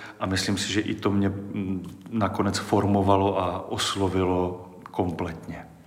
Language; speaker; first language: Czech; native; Czech